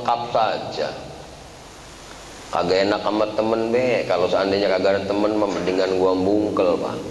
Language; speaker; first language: Indonesian; native; Indonesian